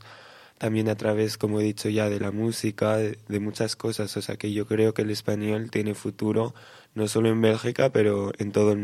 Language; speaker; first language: Spanish; early bilingual, heritage; Spanish